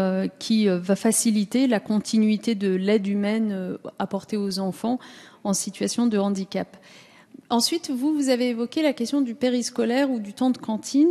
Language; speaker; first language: French; native; French